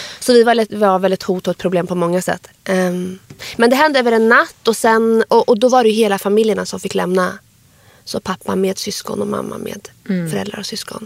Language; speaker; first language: Swedish; early bilingual, other home language; Arabic